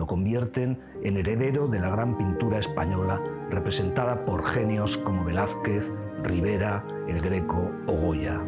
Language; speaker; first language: Spanish; native; Spanish